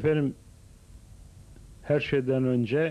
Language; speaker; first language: Turkish; native; Turkish